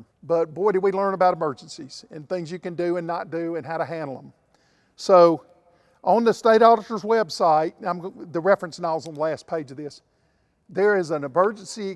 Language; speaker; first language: English; native; English